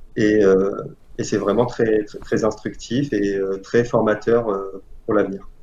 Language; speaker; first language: French; non-native, local second language; Arabic